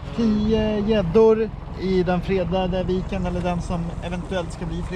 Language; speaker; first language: Swedish; native; Swedish